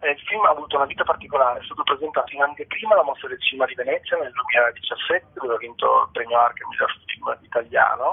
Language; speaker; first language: Italian; native; Italian